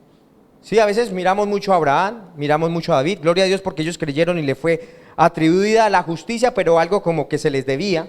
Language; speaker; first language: Spanish; native; Spanish